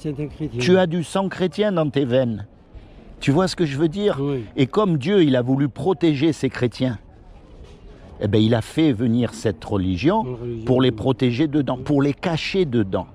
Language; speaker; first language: French; native; French